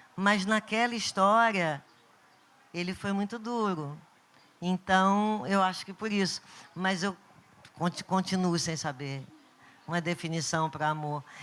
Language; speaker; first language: Portuguese; native; Portuguese